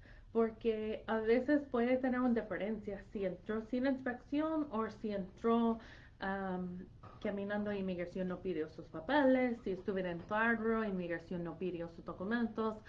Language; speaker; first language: Spanish; non-native, fluent; English